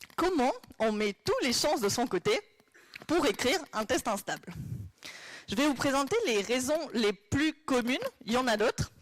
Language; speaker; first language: French; non-native, fluent; Spanish